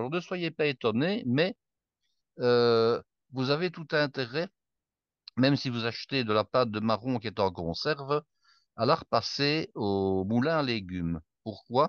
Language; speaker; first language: French; native; French